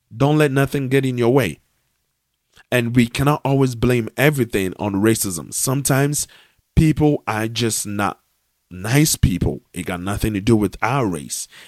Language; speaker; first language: English; non-native, local second language; Akan